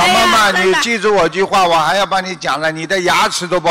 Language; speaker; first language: Chinese; native; Chinese